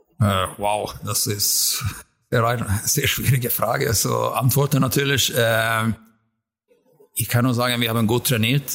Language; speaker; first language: German; non-native, learner; Swedish